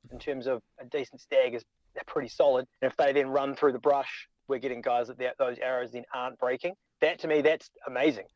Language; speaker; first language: English; native; English